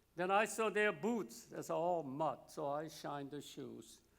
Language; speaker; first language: English; non-native, fluent; Korean